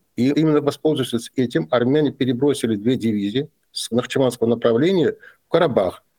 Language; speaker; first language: Russian; non-native, local second language; Azerbaijani